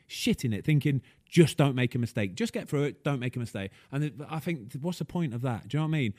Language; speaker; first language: English; native; English